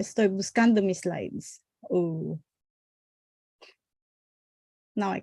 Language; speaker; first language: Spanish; non-native, learner; English